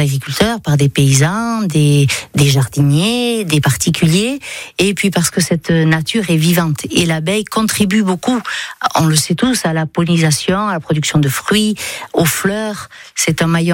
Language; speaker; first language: French; native; French